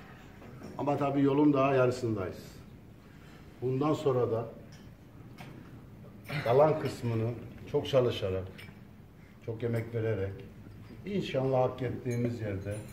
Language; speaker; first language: Turkish; native; Turkish